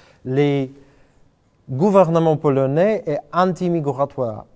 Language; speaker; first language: French; non-native, fluent; Polish